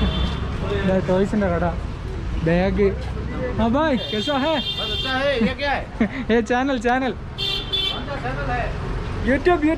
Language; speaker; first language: Hindi; non-native, local second language; Malayalam